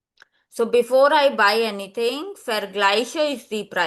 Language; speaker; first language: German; non-native, fluent; Hindi